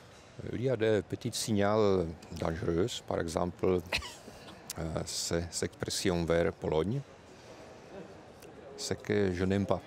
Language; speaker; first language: French; non-native, fluent; Czech